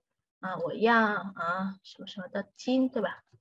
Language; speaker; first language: Chinese; non-native, fluent; Vietnamese